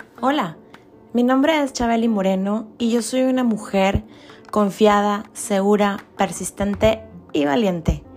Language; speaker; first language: Spanish; native; Spanish